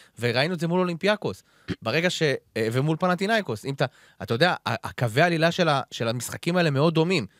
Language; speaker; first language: Hebrew; native; Hebrew